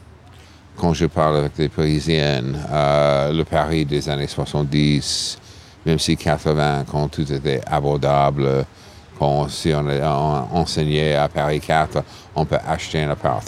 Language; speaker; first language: French; non-native, fluent; English